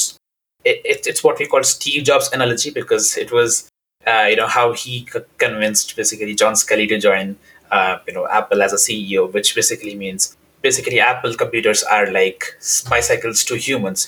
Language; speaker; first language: English; non-native, local second language; Hindi